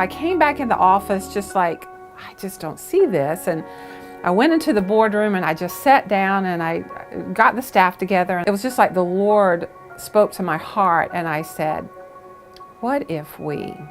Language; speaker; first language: English; native; English